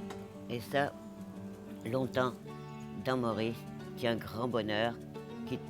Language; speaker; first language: French; non-native, local second language; Morisyen